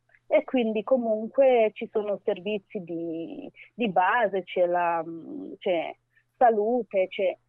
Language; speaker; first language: Italian; non-native, fluent; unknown